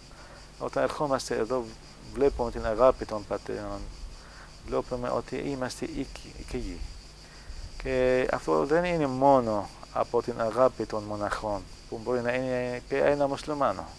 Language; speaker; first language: Greek; non-native, fluent; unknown